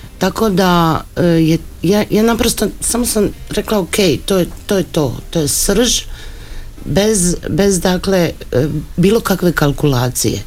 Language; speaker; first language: Croatian; native; Croatian